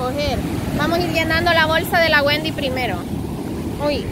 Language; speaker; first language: Spanish; native; Spanish